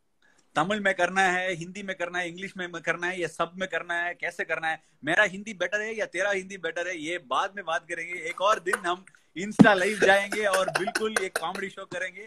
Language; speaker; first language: Hindi; non-native, local second language; Tamil